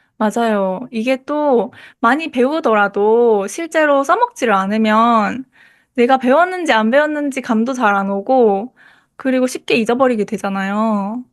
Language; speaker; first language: Korean; native; Korean